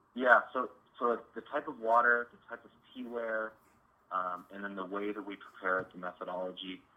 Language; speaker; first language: English; native; English